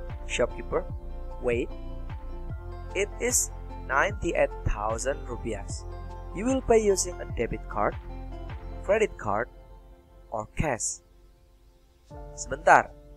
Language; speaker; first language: English; non-native, fluent; Indonesian